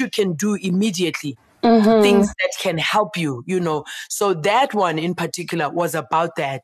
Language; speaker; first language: English; non-native, local second language; Zulu